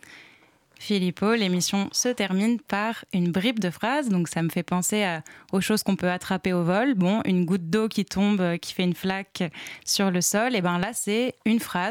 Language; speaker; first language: French; native; French